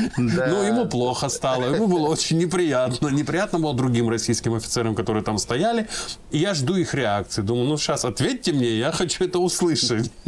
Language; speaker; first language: Russian; non-native, local second language; Ingush